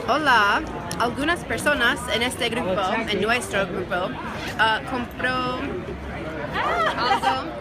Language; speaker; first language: Spanish; non-native, learner; English